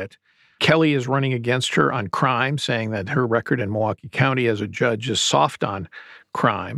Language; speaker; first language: English; native; English